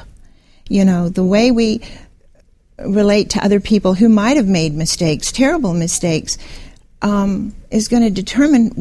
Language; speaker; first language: English; native; English